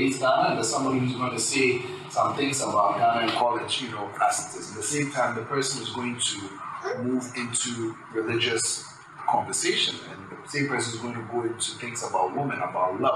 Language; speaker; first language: English; non-native, local second language; Akan